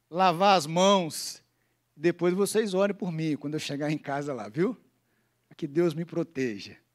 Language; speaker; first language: Portuguese; native; Portuguese